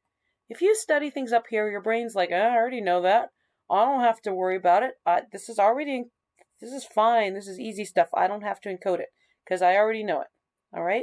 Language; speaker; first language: English; native; English